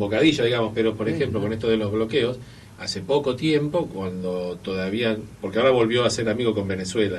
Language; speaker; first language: Spanish; native; Spanish